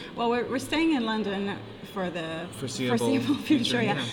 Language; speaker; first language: English; non-native, fluent; Hebrew